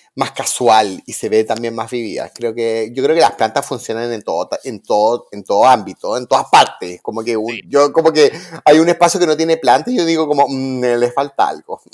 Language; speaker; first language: Spanish; native; Spanish